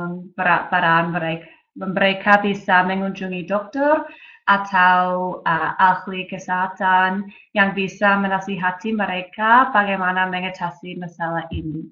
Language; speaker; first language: Indonesian; non-native, learner; English